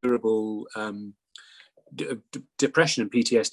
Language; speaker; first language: English; native; English